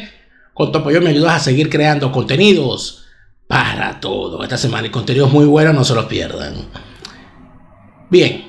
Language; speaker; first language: Spanish; native; Spanish